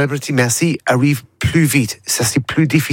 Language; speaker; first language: French; non-native, learner; English